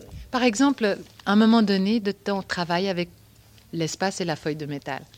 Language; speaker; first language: French; native; French